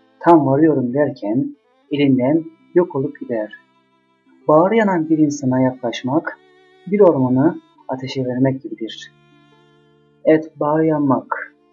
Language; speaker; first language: Turkish; native; Turkish